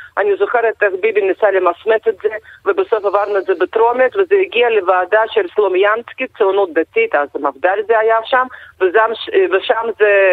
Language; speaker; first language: Hebrew; non-native, fluent; Russian